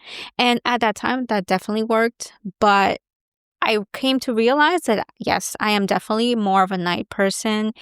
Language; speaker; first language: English; native; English